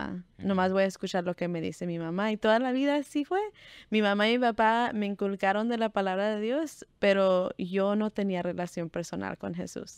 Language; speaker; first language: Spanish; early bilingual, heritage; Spanish